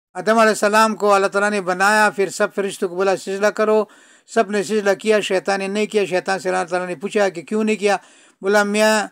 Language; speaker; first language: Urdu; non-native, local second language; Pashto